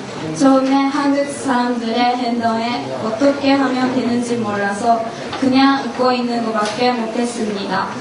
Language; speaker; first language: Korean; non-native, fluent; Mongolian